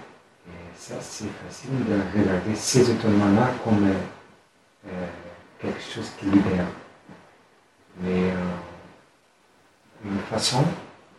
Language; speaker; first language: French; non-native, fluent; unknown